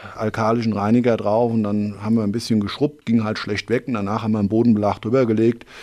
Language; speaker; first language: German; native; German